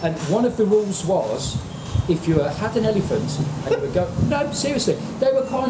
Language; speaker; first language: English; native; English